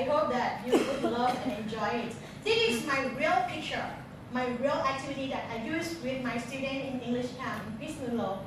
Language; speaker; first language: English; non-native, fluent; Thai